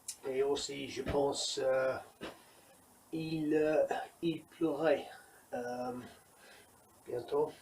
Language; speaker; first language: French; non-native, learner; English